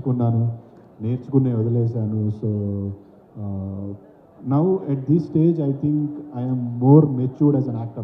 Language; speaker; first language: Telugu; native; Telugu